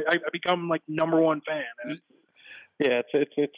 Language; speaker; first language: English; native; English